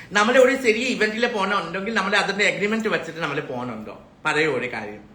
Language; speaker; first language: Malayalam; non-native, fluent; Assamese